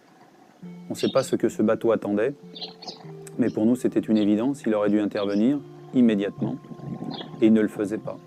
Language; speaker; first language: French; native; French